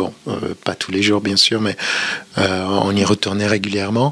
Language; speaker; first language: French; native; French